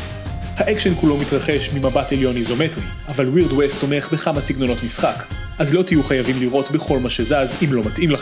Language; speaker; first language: Hebrew; native; Hebrew